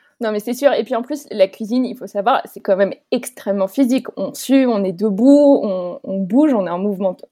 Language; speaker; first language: French; native; French